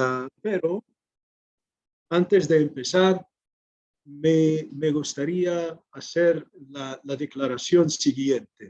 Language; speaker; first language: Spanish; non-native, fluent; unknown